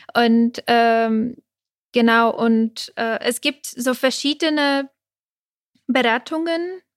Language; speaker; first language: German; non-native, fluent; Czech